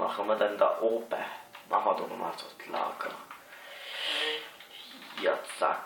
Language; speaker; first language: German; native; German